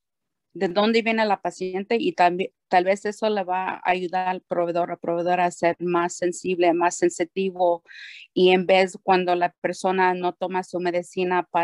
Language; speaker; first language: Spanish; early bilingual, heritage; Spanish